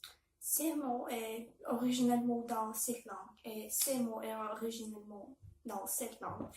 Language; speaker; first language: French; non-native, learner; Belarusian